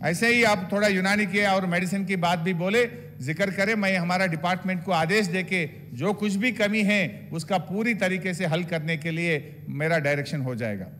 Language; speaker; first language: Hindi; non-native, local second language; Telugu